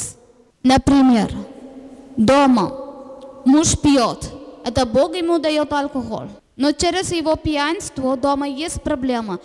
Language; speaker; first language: Ukrainian; non-native, learner; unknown